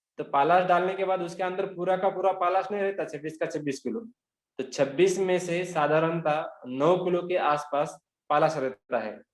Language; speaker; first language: Hindi; non-native, local second language; Marathi